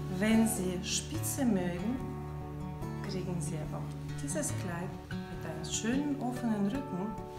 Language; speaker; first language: German; non-native, fluent; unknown